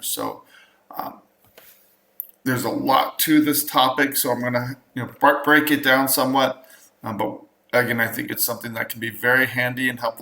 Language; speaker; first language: English; native; English